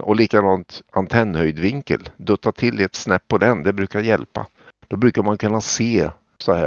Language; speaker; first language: Swedish; native; Swedish